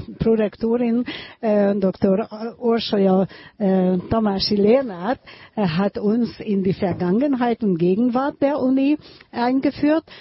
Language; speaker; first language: German; non-native, fluent; Hungarian